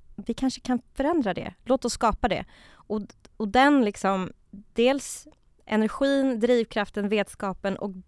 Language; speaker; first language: Swedish; early bilingual, other home language; Kurdish